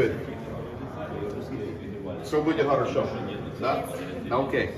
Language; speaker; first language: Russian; non-native, learner; English